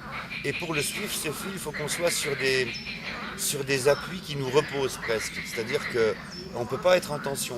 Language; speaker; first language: French; native; French